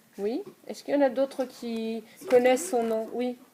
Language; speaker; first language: French; native; French